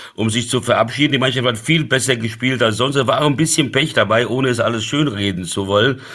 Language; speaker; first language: German; early bilingual, other home language; Portuguese